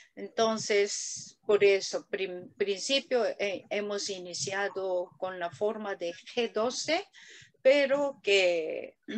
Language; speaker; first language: Spanish; non-native, learner; Korean